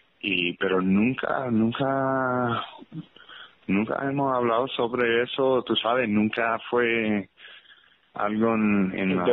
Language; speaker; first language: Spanish; early bilingual, heritage; English